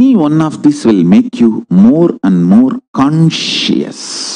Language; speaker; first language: English; non-native, local second language; Tamil